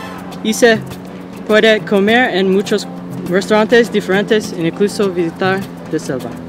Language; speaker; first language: Spanish; non-native, learner; English